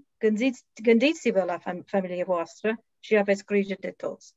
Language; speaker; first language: Romanian; non-native, learner; English